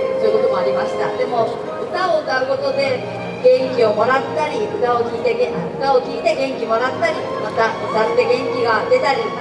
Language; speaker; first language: Japanese; native; Japanese